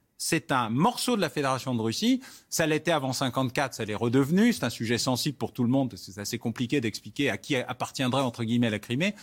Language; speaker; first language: French; native; French